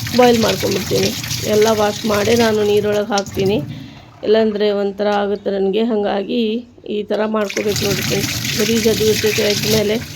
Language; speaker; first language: Kannada; non-native, local second language; Urdu